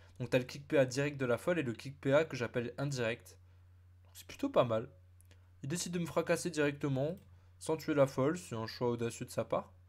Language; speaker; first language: French; native; French